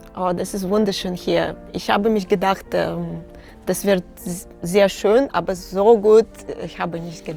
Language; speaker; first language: German; non-native, learner; Russian